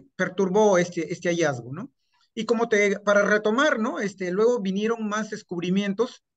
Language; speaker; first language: Spanish; native; Spanish